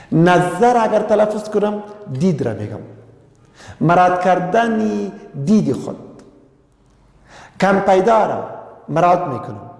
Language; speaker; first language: Persian; non-native, local second language; Pashto